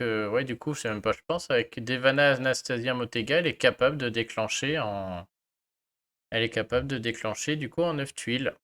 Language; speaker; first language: French; native; French